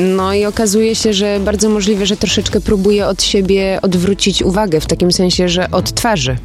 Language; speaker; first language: Polish; early bilingual, heritage; Polish